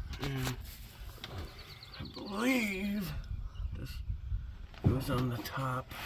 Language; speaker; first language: English; native; English